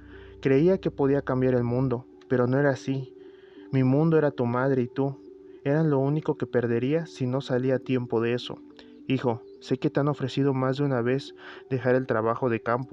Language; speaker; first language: Spanish; native; Spanish